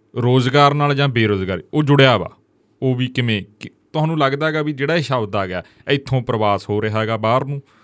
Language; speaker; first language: Punjabi; native; Punjabi